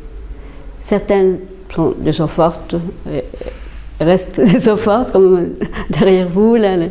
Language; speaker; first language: French; non-native, fluent; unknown